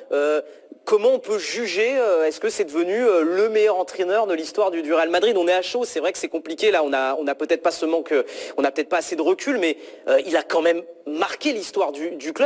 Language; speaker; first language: French; native; French